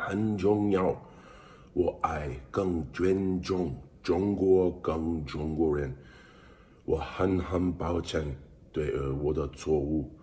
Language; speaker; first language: Chinese; non-native, learner; English